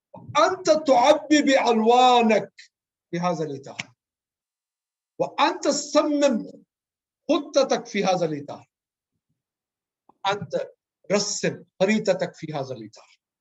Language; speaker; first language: Arabic; non-native, learner; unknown